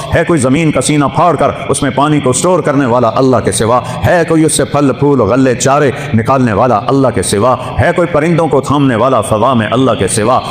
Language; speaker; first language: Urdu; non-native, local second language; Punjabi